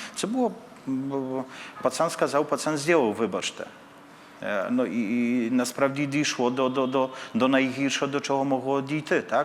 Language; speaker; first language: Polish; non-native, learner; Ukrainian